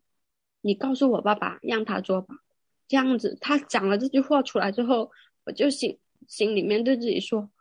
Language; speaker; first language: Chinese; non-native, local second language; Cantonese